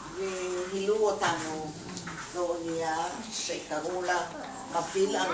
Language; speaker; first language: Hebrew; non-native, fluent; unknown